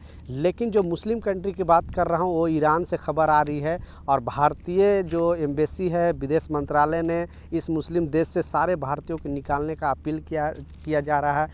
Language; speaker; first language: Hindi; native; Hindi